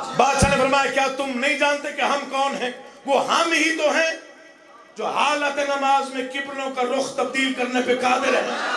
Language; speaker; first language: Urdu; non-native, local second language; Saraiki